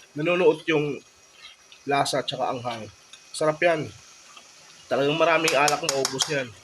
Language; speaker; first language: Filipino; non-native, local second language; Bikol